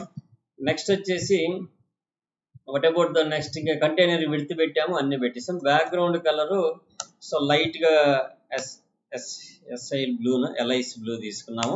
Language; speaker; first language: Telugu; native; Telugu